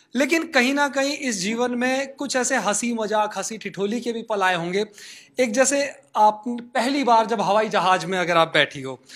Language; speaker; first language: Hindi; native; Hindi